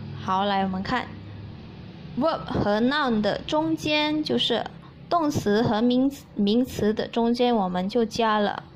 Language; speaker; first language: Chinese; early bilingual, heritage; Chinese